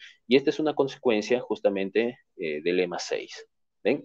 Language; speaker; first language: Spanish; native; Spanish